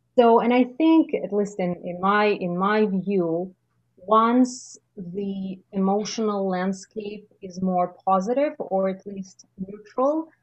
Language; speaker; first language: English; non-native, fluent; Russian